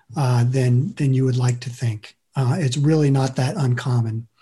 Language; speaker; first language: English; native; English